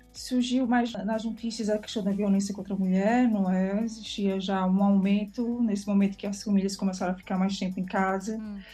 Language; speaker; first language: Portuguese; native; Portuguese